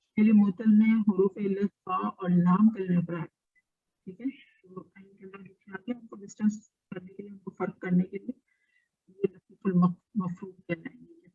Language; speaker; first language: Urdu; native; Urdu